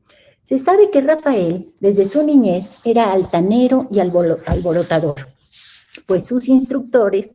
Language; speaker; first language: Spanish; native; Spanish